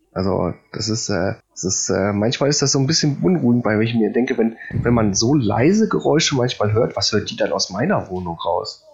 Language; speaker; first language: German; early bilingual, other home language; Polish